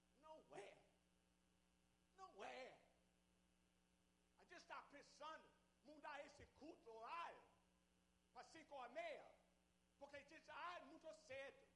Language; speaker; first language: Portuguese; non-native, learner; English